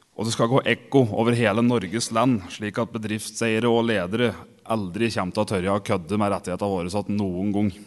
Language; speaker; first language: Norwegian; native; Norwegian